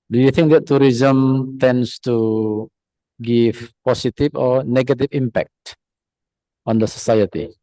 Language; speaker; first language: English; non-native, fluent; Indonesian